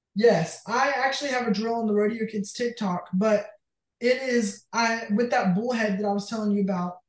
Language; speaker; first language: English; native; English